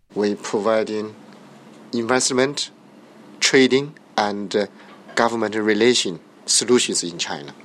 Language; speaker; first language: English; non-native, learner; Chinese